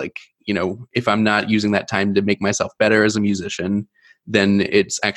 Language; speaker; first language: English; native; English